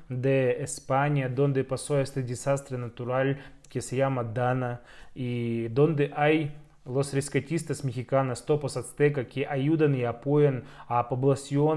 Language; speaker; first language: Spanish; non-native, fluent; Russian